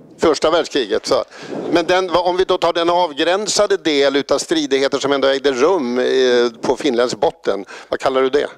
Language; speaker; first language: Swedish; native; Swedish